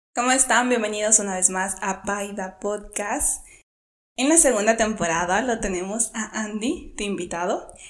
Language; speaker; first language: Spanish; native; Spanish